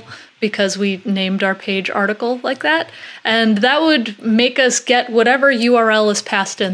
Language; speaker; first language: English; native; English